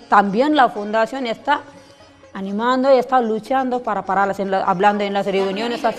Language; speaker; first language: Spanish; non-native, learner; Telugu